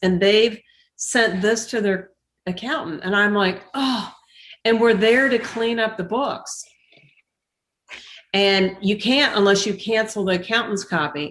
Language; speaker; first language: English; native; English